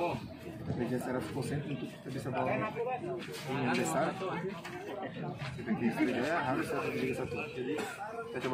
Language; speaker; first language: Indonesian; non-native, fluent; Portuguese